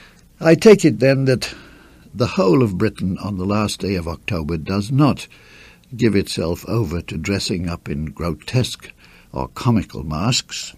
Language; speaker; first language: English; native; English